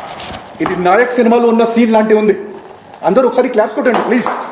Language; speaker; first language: Telugu; non-native, fluent; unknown